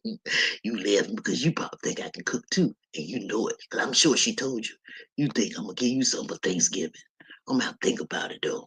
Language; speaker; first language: English; native; English